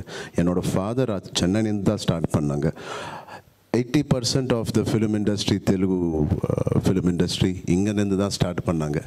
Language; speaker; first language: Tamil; non-native, local second language; Telugu